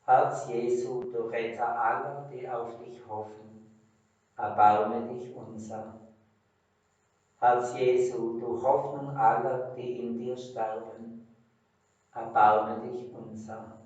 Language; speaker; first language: German; native; German